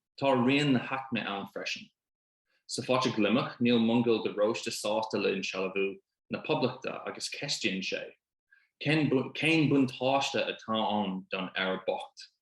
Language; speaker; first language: Irish; non-native, local second language; English